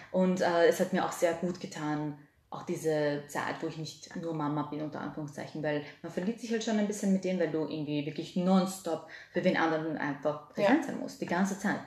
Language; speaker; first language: German; early bilingual, other home language; Serbian